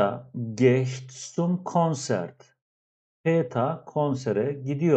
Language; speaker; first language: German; non-native, fluent; Turkish